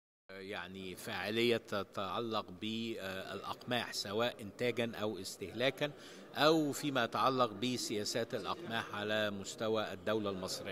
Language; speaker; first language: Arabic; native; Arabic